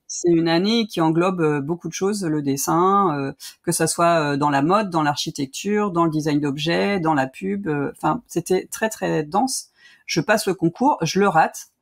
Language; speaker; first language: French; native; French